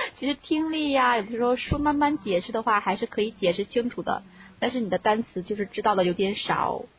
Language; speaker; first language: Chinese; native; Chinese